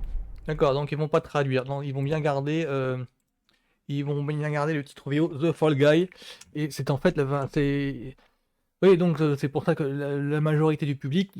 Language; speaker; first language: French; native; French